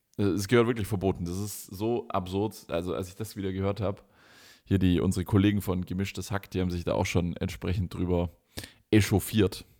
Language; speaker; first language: German; native; German